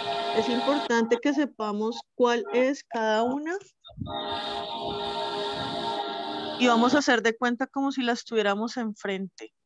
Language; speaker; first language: Spanish; native; Spanish